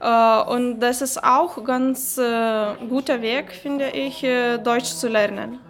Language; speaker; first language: German; non-native, learner; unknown